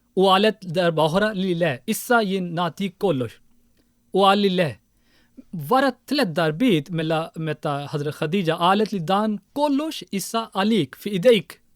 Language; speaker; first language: Maltese; non-native, fluent; Urdu